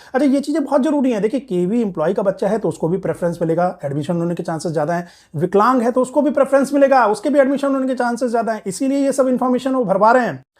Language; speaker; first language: Hindi; native; Hindi